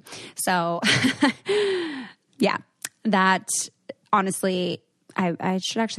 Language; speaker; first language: English; native; English